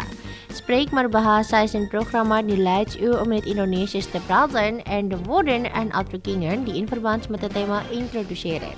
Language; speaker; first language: Dutch; non-native, fluent; Indonesian